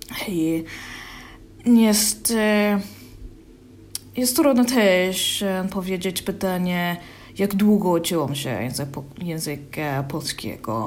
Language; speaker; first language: Polish; non-native, learner; English